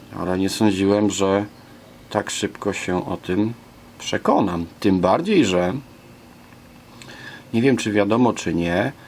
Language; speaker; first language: Polish; native; Polish